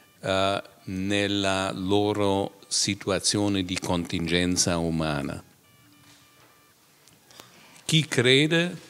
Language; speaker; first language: Italian; non-native, fluent; German